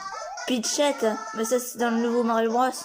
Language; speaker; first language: French; native; French